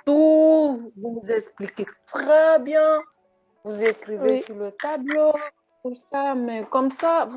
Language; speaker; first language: French; non-native, learner; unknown